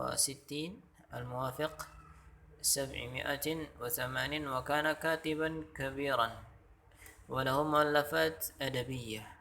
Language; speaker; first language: Arabic; non-native, fluent; Indonesian